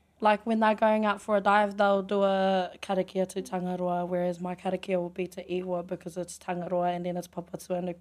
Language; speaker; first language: English; native; English